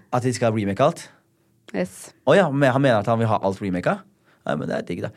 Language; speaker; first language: Norwegian; early bilingual, other home language; Somali